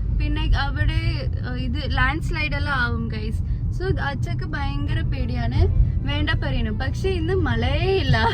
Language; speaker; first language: Malayalam; non-native, local second language; Kannada